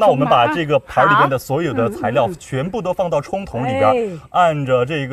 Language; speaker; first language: Chinese; native; Chinese